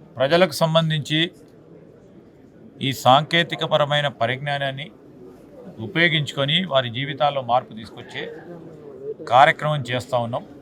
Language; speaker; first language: Telugu; native; Telugu